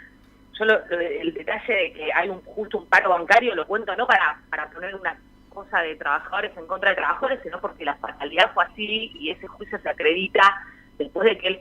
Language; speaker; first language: Spanish; native; Spanish